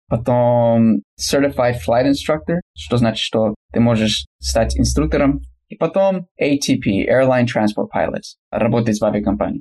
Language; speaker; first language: Russian; non-native, fluent; English